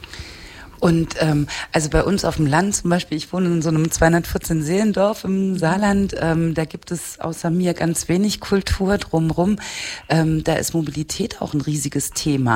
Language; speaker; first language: German; native; German